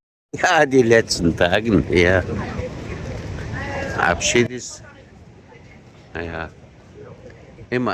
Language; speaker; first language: German; non-native, learner; Persian